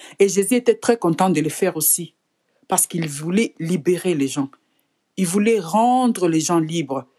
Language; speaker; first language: French; non-native, local second language; Lingala